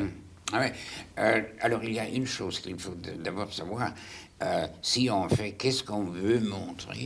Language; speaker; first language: French; non-native, fluent; German